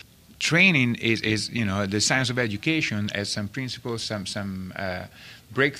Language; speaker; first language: English; non-native, fluent; Italian